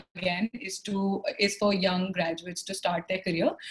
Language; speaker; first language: English; non-native, local second language; Hindi